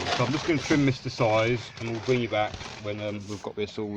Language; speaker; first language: English; native; English